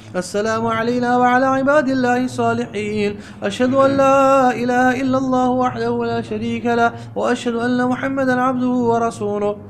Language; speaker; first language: Arabic; non-native, fluent; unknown